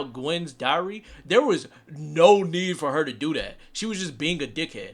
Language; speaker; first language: English; native; English